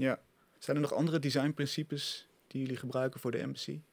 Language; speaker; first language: Dutch; native; Dutch